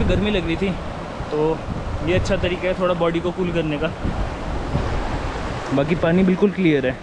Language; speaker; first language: Hindi; native; Hindi